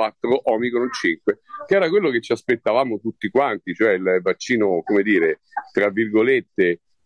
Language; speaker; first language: Italian; native; Italian